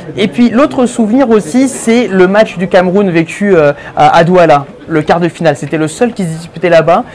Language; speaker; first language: French; native; French